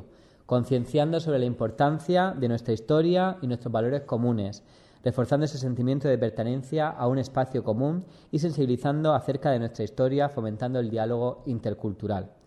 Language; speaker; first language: Spanish; native; Spanish